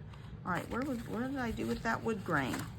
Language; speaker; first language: English; native; English